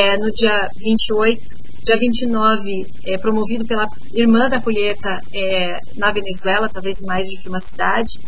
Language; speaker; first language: Portuguese; native; Portuguese